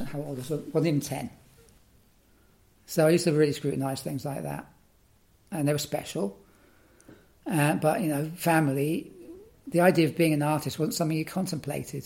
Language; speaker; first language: English; native; English